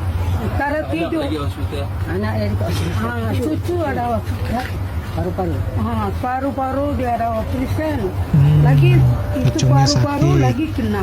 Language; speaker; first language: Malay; non-native, learner; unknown